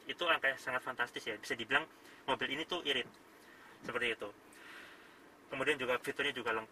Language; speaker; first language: Indonesian; native; Indonesian